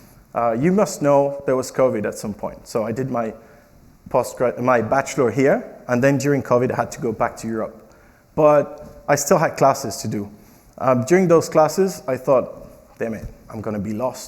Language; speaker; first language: English; non-native, fluent; French